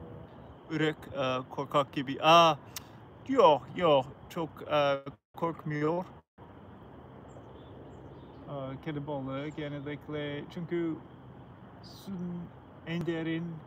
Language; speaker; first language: Turkish; non-native, learner; English